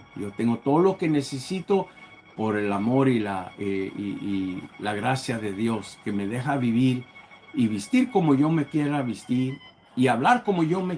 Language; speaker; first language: Spanish; early bilingual, other home language; English